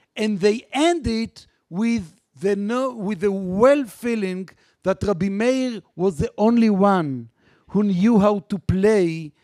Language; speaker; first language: English; non-native, fluent; Hebrew